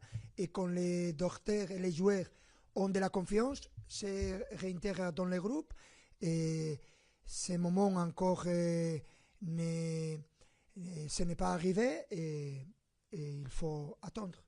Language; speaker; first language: French; non-native, fluent; Spanish